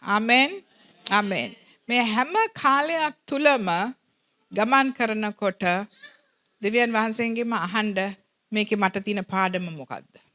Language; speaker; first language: Sinhala; native; Sinhala